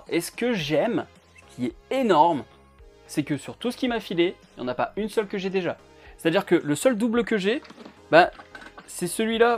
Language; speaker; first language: French; native; French